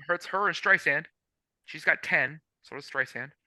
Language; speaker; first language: English; native; English